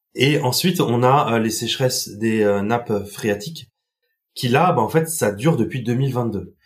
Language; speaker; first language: French; non-native, local second language; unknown